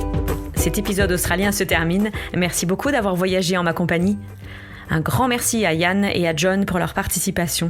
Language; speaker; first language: French; native; French